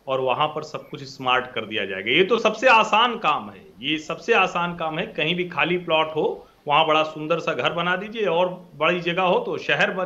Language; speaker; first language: Hindi; native; Hindi